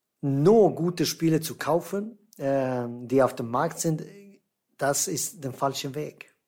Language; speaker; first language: German; non-native, fluent; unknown